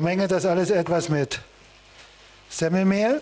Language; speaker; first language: German; native; German